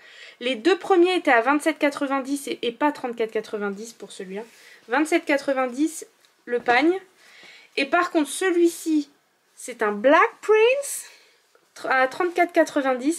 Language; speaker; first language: French; native; French